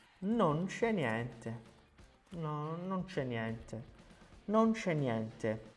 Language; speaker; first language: Italian; non-native, fluent; Portuguese